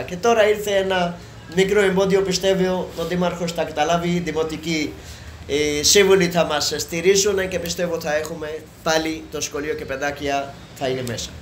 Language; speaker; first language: Greek; non-native, learner; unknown